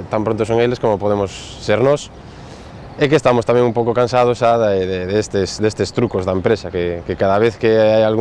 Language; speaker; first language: Spanish; non-native, local second language; Galician